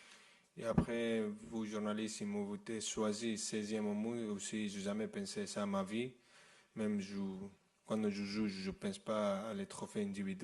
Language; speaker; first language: French; non-native, fluent; Spanish